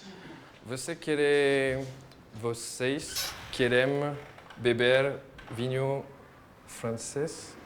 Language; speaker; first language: Portuguese; non-native, learner; French